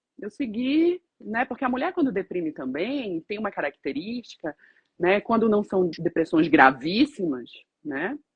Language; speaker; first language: Portuguese; native; Portuguese